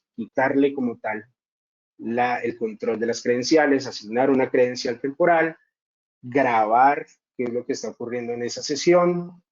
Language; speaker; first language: Spanish; native; Spanish